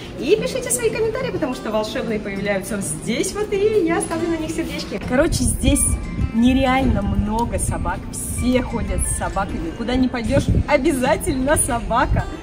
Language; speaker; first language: Russian; native; Russian